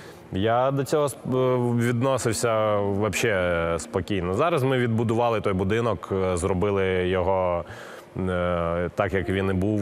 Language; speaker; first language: Ukrainian; non-native, local second language; Russian